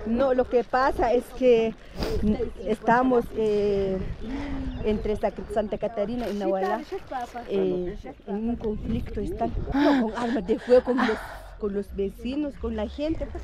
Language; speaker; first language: Spanish; non-native, local second language; Kʼicheʼ